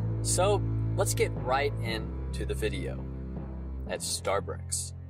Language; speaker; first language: English; native; English